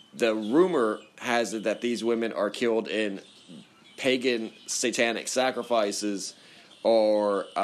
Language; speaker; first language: English; native; English